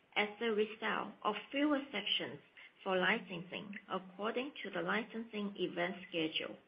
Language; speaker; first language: English; non-native, fluent; Chinese